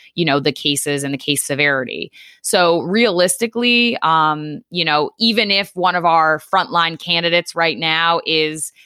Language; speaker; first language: English; native; English